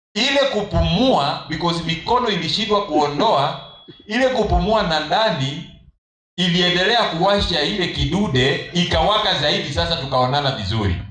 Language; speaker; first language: Swahili; non-native, local second language; Kamba